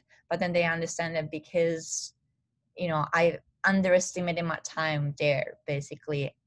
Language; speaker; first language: English; non-native, fluent; Italian